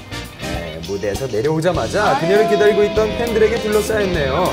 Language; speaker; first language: Korean; native; Korean